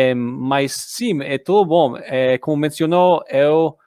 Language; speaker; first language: Portuguese; non-native, learner; English